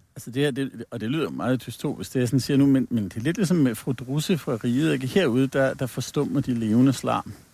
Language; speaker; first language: Danish; native; Danish